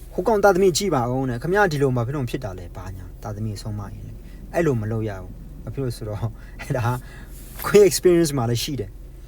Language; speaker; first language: Burmese; non-native, local second language; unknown